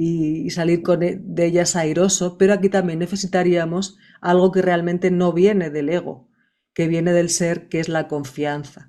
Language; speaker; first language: Spanish; native; Spanish